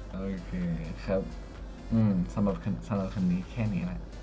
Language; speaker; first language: Thai; non-native, learner; Indonesian